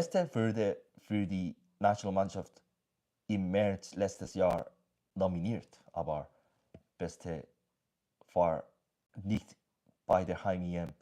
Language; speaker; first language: German; non-native, learner; English